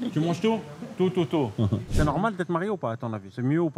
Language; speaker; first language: French; native; French